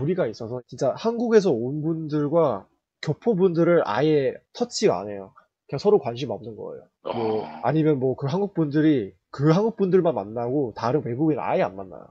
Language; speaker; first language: Korean; early bilingual, heritage; Korean